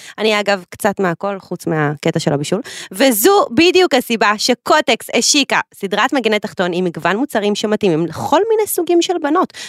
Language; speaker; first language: Hebrew; native; Hebrew